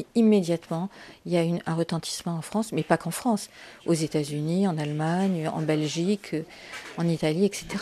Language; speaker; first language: French; native; French